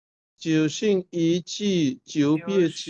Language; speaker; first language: Chinese; non-native, learner; Bangla